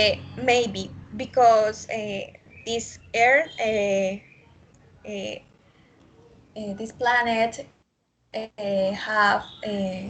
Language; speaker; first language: English; non-native, learner; Spanish